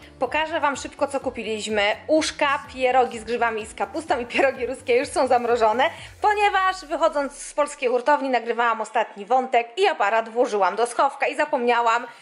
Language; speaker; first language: Polish; native; Polish